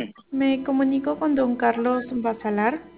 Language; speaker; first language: Spanish; native; Spanish